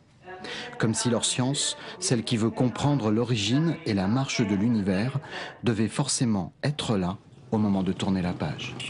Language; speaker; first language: French; native; French